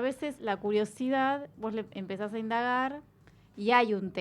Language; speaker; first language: Spanish; native; Spanish